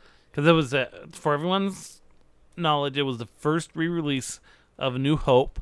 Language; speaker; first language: English; native; English